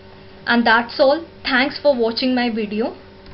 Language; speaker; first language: Hindi; native; Hindi